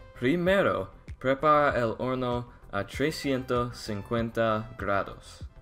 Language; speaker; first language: Spanish; non-native, learner; English